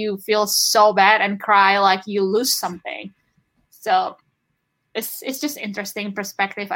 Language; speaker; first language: English; non-native, fluent; Indonesian